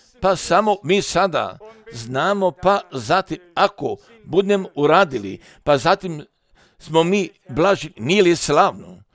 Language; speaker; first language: Croatian; early bilingual, heritage; Croatian